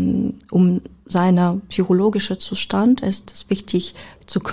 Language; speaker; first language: German; non-native, learner; Ukrainian